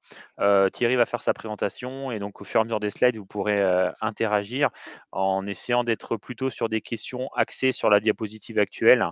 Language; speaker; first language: French; native; French